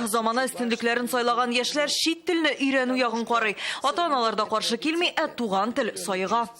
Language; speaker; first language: Tatar; native; Tatar